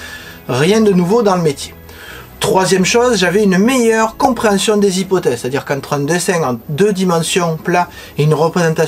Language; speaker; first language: French; native; French